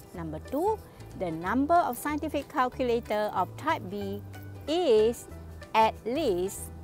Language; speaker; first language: English; non-native, local second language; Chinese